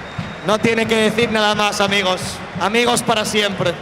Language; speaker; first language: Spanish; non-native, fluent; English